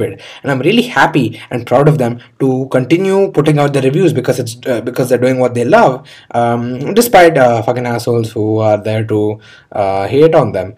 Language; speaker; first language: English; non-native, local second language; Hindi